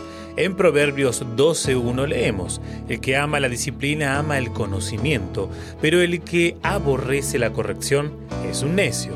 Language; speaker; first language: Spanish; native; Spanish